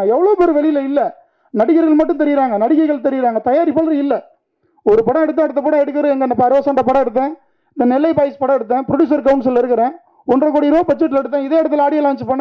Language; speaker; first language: Tamil; native; Tamil